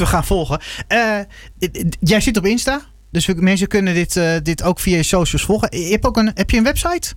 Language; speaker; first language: Dutch; native; Dutch